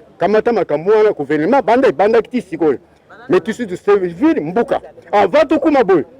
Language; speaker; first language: Lingala; non-native, local second language; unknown